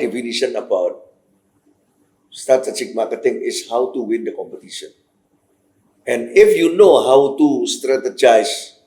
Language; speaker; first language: English; non-native, fluent; Indonesian